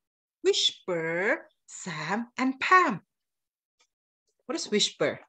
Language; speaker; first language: English; non-native, fluent; Indonesian